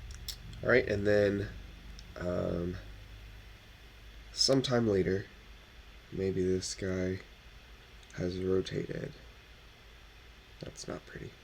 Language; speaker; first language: English; native; English